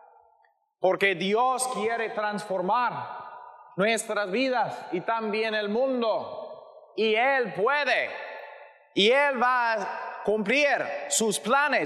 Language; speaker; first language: Spanish; non-native, learner; English